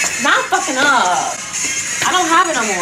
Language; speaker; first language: English; native; English